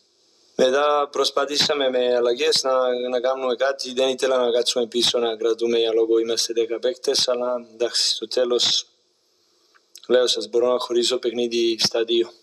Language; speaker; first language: Greek; non-native, learner; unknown